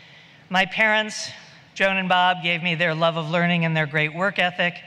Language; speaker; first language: English; native; English